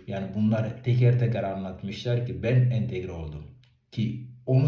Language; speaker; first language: Turkish; non-native, fluent; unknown